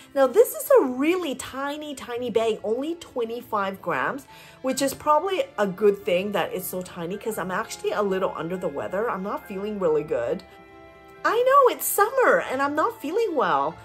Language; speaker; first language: English; native; English